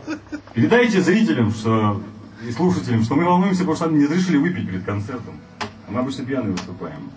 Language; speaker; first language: Russian; native; Russian